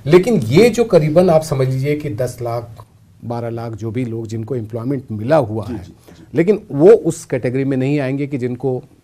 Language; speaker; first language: Hindi; native; Hindi